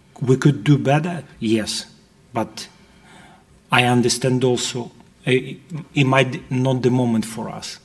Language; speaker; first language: English; non-native, fluent; Russian